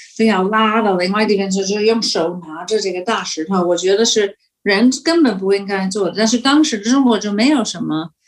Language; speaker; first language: Chinese; non-native, fluent; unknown